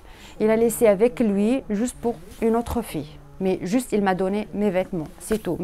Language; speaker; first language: French; non-native, learner; Arabic